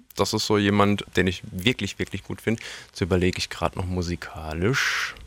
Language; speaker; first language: German; native; German